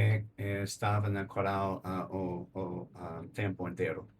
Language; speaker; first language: Portuguese; non-native, learner; English